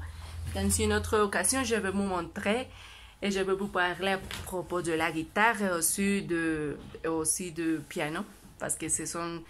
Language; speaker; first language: French; non-native, learner; Spanish